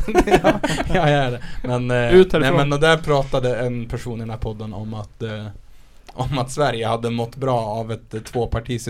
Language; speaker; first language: Swedish; native; Swedish